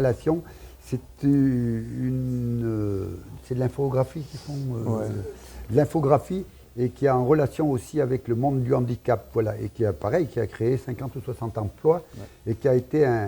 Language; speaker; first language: French; native; French